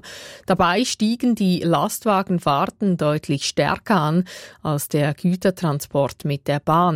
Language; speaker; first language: German; native; German